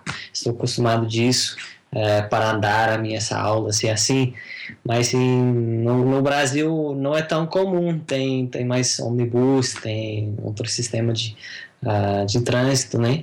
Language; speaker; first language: Portuguese; non-native, fluent; English